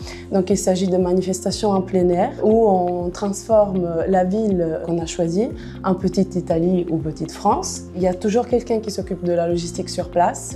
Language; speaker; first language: French; non-native, fluent; Italian